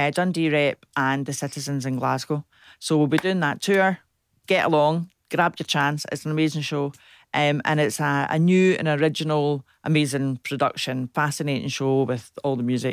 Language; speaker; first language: English; native; English